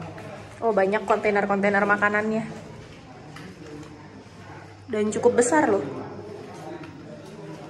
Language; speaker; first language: Indonesian; native; Indonesian